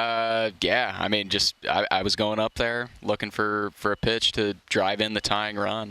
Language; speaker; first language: English; native; English